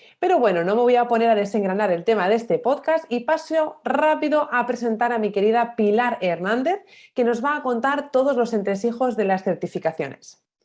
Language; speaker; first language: Spanish; native; Spanish